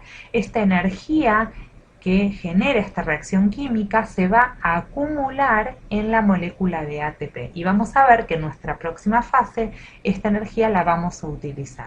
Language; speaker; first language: Spanish; native; Spanish